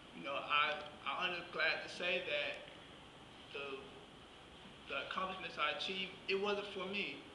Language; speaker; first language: English; native; English